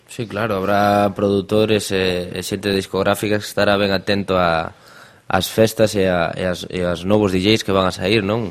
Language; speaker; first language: Galician; non-native, local second language; Spanish